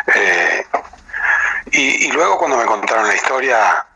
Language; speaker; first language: Spanish; native; Spanish